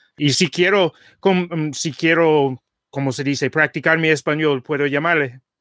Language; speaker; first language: Spanish; non-native, learner; English